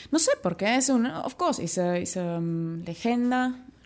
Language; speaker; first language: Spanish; non-native, learner; Finnish